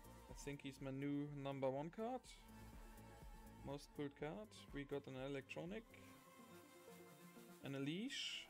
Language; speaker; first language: English; non-native, fluent; German